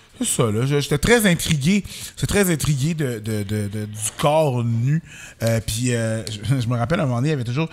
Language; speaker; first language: French; early bilingual, other home language; Haitian Creole